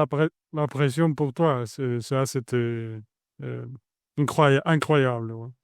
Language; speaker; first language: French; non-native, fluent; Spanish